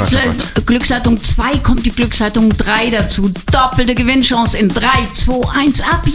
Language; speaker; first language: German; native; German